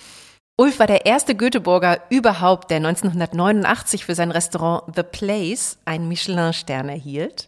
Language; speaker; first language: German; native; German